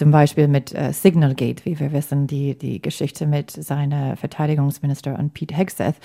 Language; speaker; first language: German; non-native, fluent; English